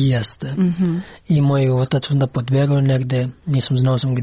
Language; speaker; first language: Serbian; non-native, learner; Pashto